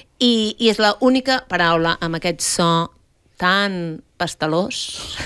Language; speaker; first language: Catalan; native; Catalan